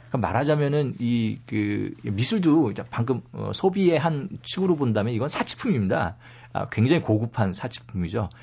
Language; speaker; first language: Korean; native; Korean